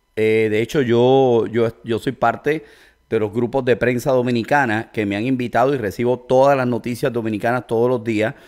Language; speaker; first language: Spanish; native; Spanish